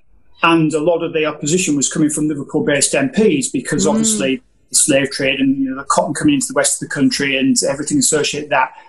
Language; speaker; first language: English; native; English